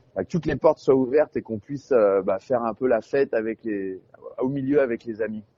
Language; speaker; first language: French; native; French